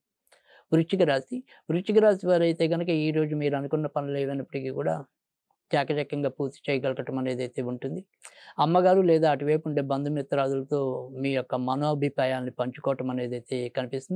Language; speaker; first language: Telugu; native; Telugu